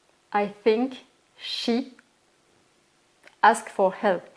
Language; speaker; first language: English; non-native, fluent; French